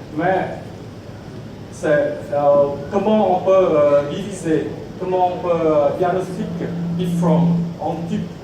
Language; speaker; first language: French; non-native, learner; Vietnamese